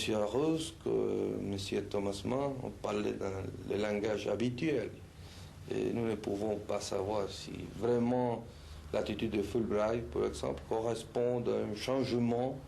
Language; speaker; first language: French; non-native, fluent; Spanish